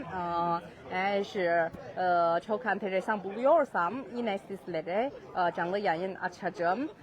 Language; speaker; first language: Turkish; non-native, learner; Chinese